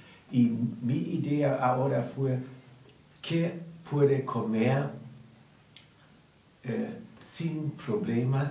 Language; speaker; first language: Spanish; non-native, learner; German